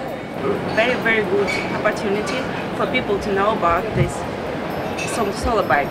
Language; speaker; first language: English; non-native, learner; Turkish